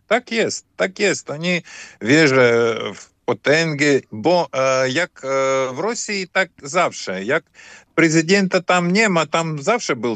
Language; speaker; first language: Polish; non-native, learner; Ukrainian